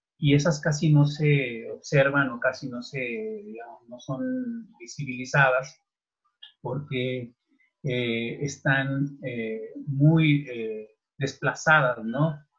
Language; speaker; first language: Spanish; native; Spanish